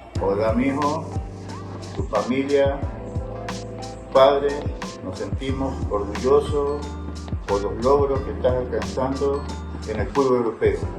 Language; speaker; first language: Spanish; native; Spanish